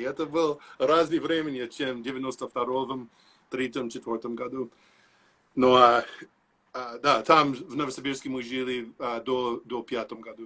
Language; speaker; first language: Russian; non-native, learner; English